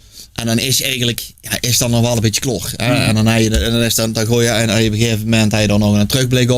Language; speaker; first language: Dutch; native; Dutch